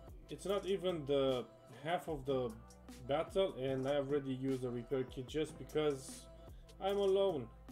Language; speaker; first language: English; non-native, fluent; Romanian